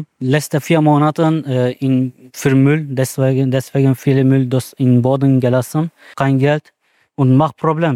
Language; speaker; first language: German; non-native, learner; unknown